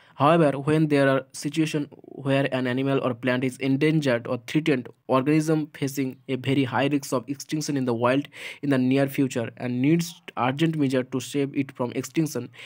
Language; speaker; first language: English; non-native, local second language; Bangla